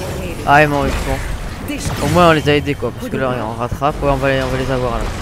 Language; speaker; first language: French; native; French